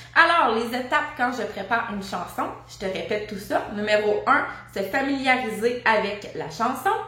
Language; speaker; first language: French; native; French